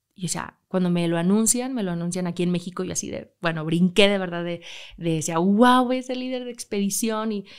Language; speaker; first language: Spanish; native; Spanish